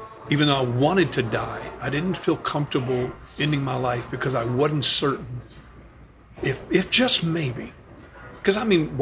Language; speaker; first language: English; native; English